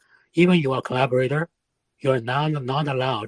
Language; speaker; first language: English; non-native, fluent; Wu Chinese